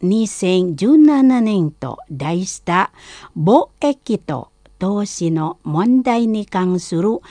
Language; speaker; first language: Japanese; non-native, fluent; Indonesian